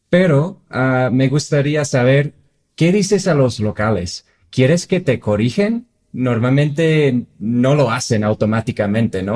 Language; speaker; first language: Spanish; non-native, fluent; English